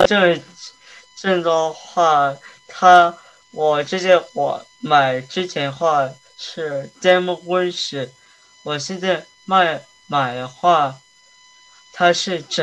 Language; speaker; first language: Chinese; early bilingual, heritage; Chinese